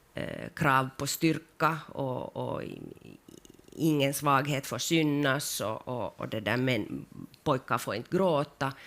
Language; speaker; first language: Swedish; native; Swedish